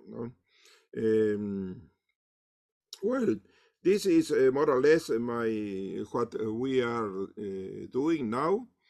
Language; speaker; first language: English; non-native, learner; Spanish